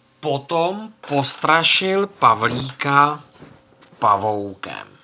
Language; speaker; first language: Czech; native; Czech